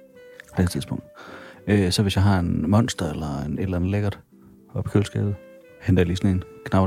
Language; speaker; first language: Danish; native; Danish